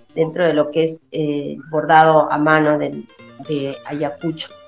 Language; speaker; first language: Spanish; native; Spanish